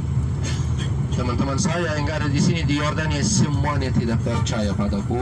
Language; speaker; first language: Indonesian; non-native, learner; Arabic